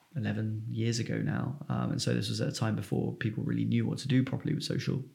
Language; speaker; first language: English; native; English